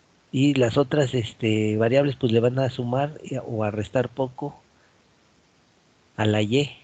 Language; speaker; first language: Spanish; native; Spanish